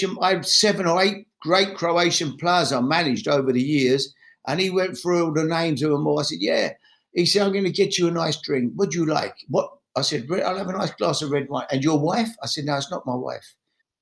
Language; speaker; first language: English; native; English